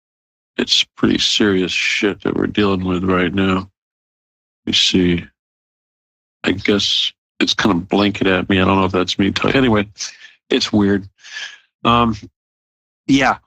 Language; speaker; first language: English; native; English